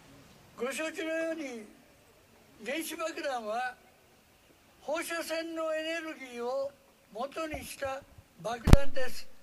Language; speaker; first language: Japanese; native; Japanese